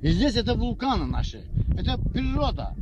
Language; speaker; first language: Russian; non-native, fluent; Azerbaijani